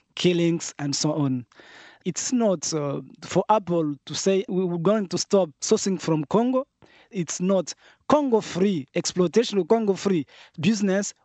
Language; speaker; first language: English; non-native, fluent; French